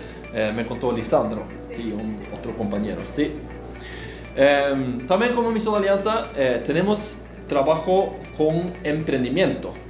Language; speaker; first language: Spanish; non-native, fluent; Norwegian